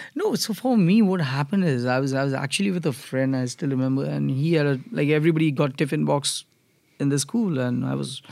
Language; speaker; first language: English; non-native, local second language; Gujarati